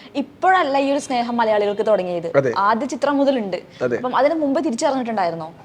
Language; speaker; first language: Malayalam; native; Malayalam